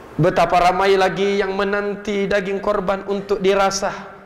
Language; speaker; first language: Malay; native; Malay